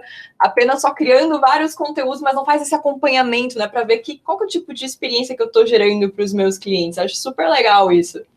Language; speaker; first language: Portuguese; native; Portuguese